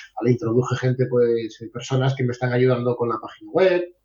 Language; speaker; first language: Spanish; native; Spanish